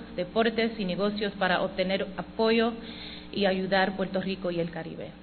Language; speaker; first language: Spanish; early bilingual, heritage; Spanish